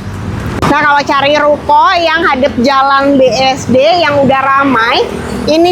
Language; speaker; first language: Indonesian; native; Indonesian